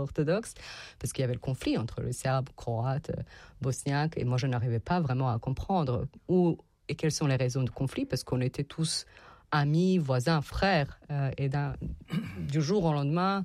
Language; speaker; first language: French; non-native, fluent; Serbian